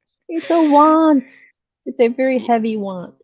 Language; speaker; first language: English; native; English